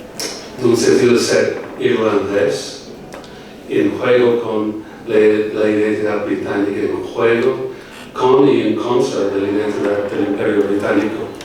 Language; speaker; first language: Spanish; non-native, fluent; English